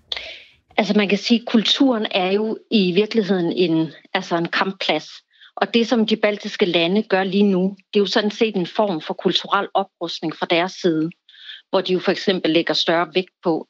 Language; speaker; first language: Danish; native; Danish